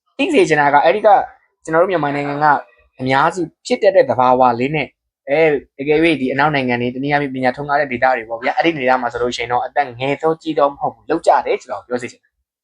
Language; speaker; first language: Burmese; native; Burmese